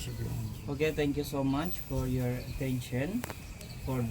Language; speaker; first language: English; non-native, learner; Indonesian